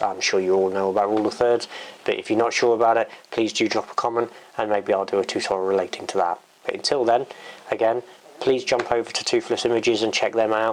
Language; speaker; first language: English; native; English